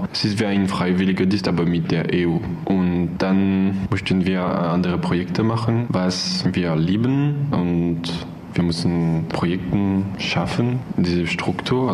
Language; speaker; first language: German; non-native, learner; French